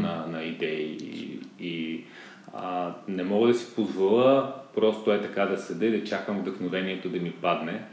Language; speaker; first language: Bulgarian; native; Bulgarian